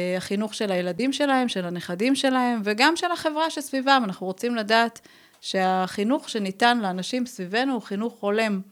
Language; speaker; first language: Hebrew; native; Hebrew